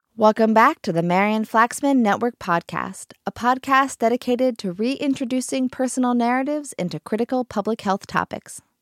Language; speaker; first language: English; native; English